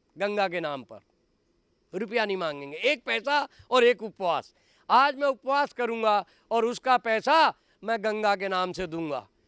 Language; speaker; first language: Hindi; native; Hindi